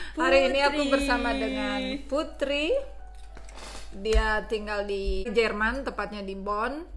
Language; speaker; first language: Indonesian; native; Indonesian